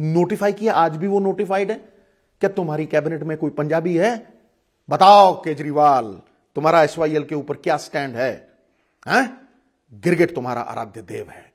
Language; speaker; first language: Hindi; non-native, local second language; Punjabi